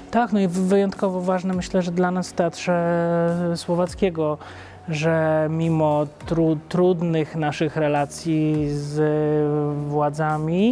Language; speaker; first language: Polish; native; Polish